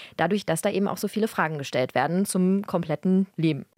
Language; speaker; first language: German; native; German